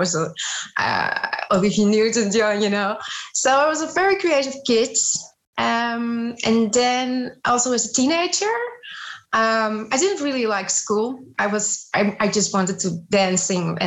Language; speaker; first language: English; non-native, fluent; Dutch